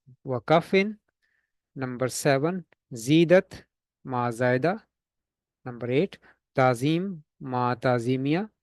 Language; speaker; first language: Arabic; non-native, fluent; Urdu